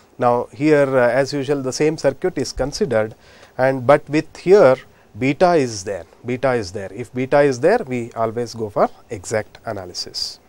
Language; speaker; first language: English; non-native, local second language; Kannada